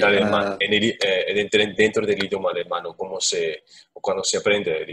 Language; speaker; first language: Spanish; non-native, learner; German